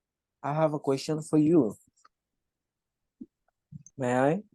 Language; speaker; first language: English; non-native, fluent; Indonesian